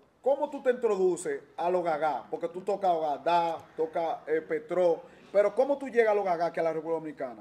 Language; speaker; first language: Spanish; native; Spanish